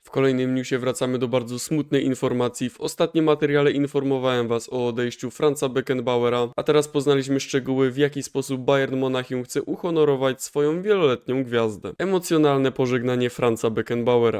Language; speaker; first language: Polish; native; Polish